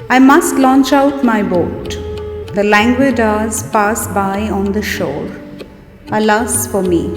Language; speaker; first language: English; non-native, local second language; Bangla